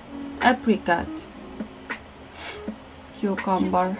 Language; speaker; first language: English; non-native, learner; Korean